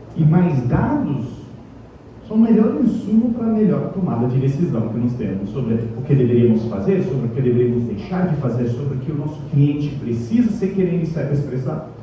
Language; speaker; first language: Portuguese; non-native, fluent; Italian